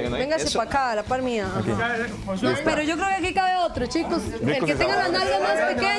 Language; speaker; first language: Spanish; native; Spanish